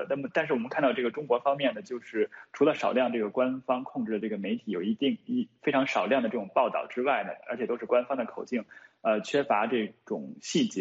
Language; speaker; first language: Chinese; native; Chinese